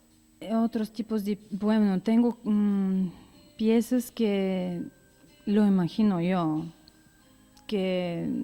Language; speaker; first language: Spanish; non-native, learner; Bulgarian